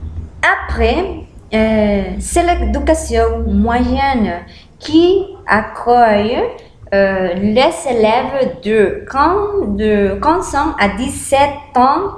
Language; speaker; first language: French; non-native, learner; Spanish